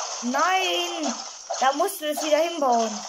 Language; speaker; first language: German; native; German